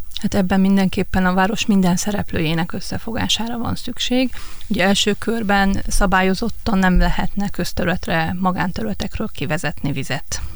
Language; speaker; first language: Hungarian; native; Hungarian